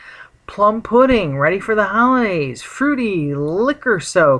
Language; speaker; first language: English; native; English